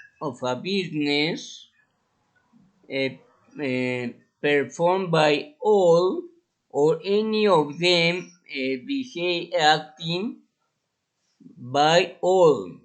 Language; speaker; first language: English; non-native, fluent; Spanish